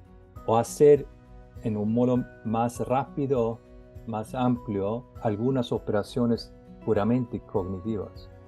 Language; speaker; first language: Spanish; non-native, fluent; Norwegian